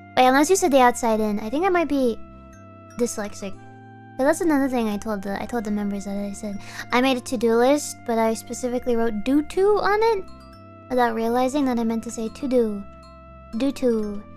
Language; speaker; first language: English; native; English